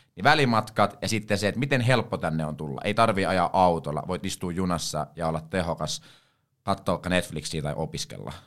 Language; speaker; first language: Finnish; native; Finnish